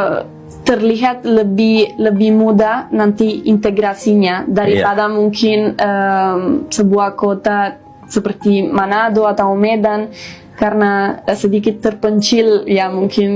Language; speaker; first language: Indonesian; non-native, fluent; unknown